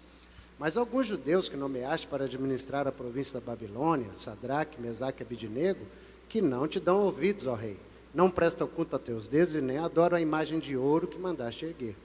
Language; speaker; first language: Portuguese; native; Portuguese